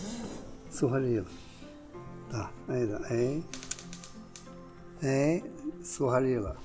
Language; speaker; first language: Russian; non-native, learner; Chinese